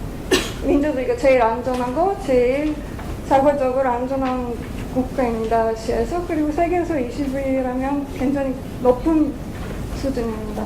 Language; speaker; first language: Korean; non-native, fluent; Bulgarian